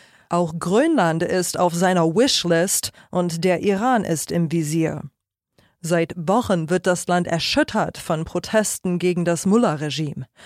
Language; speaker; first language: German; native; German